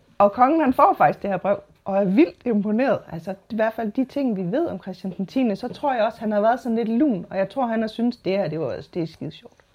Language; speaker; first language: Danish; native; Danish